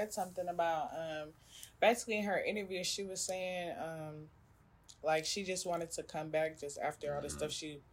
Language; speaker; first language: English; native; English